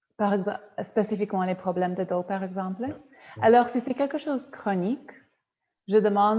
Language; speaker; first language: French; non-native, fluent; Polish